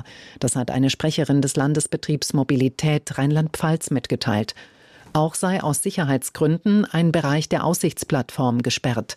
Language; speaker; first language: German; native; German